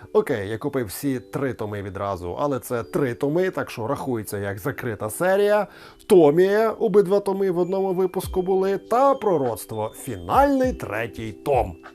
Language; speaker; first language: Ukrainian; native; Ukrainian